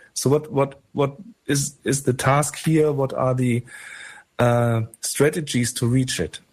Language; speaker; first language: English; non-native, fluent; German